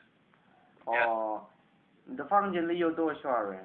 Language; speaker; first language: Chinese; non-native, learner; Indonesian